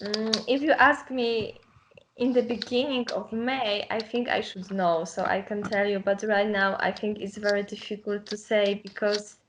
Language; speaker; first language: English; non-native, learner; Polish